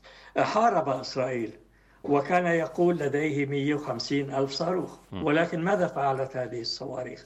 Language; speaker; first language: Arabic; native; Arabic